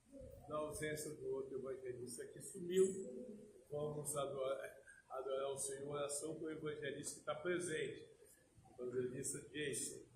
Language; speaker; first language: Portuguese; native; Portuguese